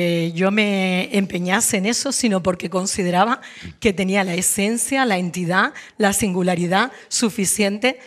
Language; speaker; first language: Spanish; native; Spanish